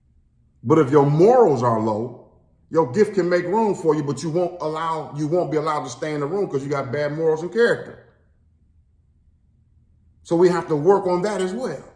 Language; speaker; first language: English; native; English